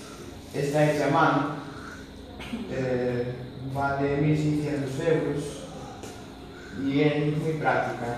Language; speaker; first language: Spanish; non-native, learner; Galician